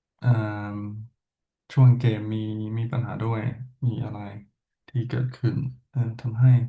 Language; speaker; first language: Thai; non-native, fluent; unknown